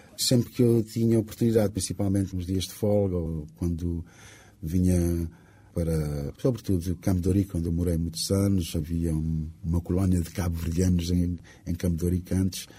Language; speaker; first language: Portuguese; non-native, local second language; Kabuverdianu